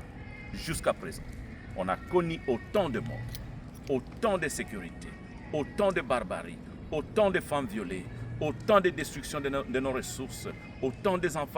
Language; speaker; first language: French; non-native, local second language; Lingala